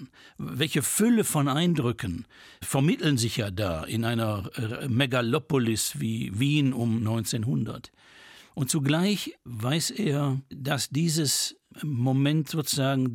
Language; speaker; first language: German; native; German